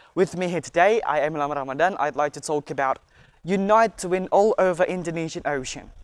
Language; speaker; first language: English; non-native, learner; Indonesian